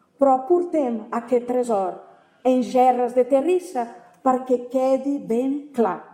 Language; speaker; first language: Catalan; non-native, fluent; Portuguese